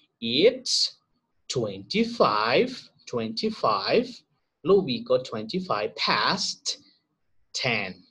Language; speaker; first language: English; non-native, learner; Spanish